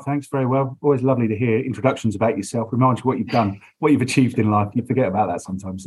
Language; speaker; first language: English; native; English